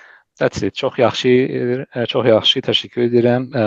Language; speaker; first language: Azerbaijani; non-native, learner; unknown